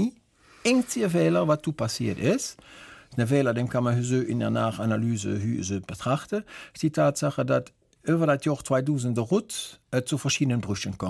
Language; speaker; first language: German; native; German